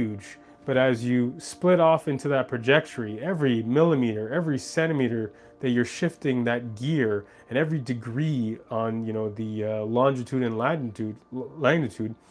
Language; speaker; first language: English; native; English